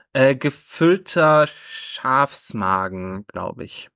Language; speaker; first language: German; native; German